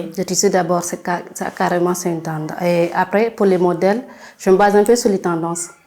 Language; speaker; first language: French; non-native, local second language; Fula